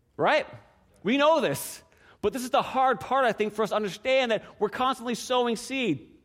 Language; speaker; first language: English; native; English